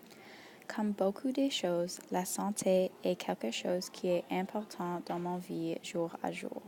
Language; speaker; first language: French; non-native, local second language; English